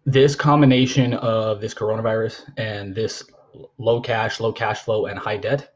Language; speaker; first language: English; native; English